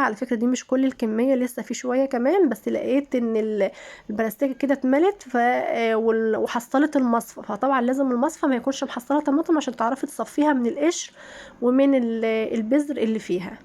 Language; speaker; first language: Arabic; native; Arabic